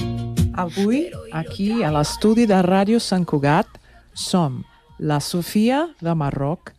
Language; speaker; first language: Catalan; non-native, learner; Portuguese